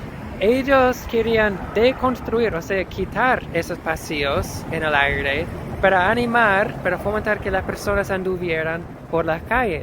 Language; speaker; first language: Spanish; non-native, fluent; English